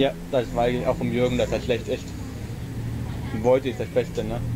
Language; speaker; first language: German; native; German